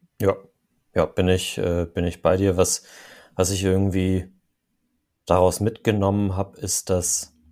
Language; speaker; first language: German; native; German